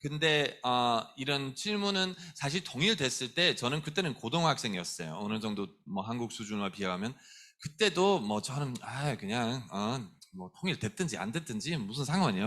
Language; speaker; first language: Korean; non-native, fluent; German